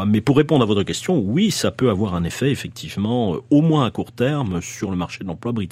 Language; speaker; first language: French; native; French